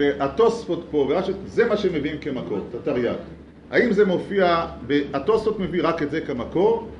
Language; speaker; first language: Hebrew; native; Hebrew